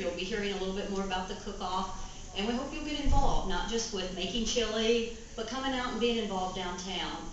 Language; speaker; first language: English; native; English